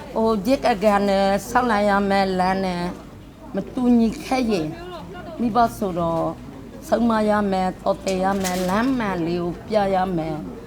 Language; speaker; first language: Burmese; native; Burmese